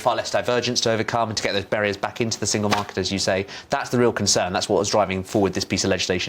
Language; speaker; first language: English; native; English